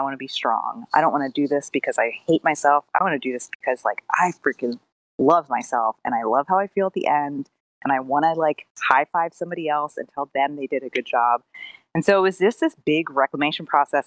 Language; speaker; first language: English; native; English